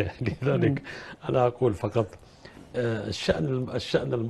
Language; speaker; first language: Arabic; native; Arabic